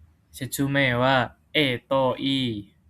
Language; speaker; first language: Japanese; non-native, fluent; Indonesian